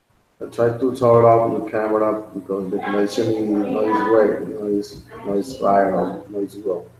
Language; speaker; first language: English; non-native, learner; Spanish